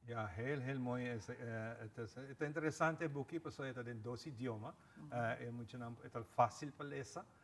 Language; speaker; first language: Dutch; non-native, local second language; Papiamento